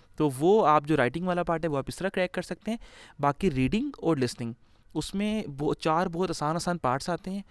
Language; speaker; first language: Urdu; native; Urdu